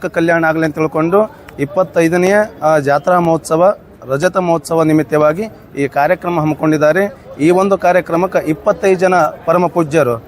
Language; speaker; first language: Kannada; native; Kannada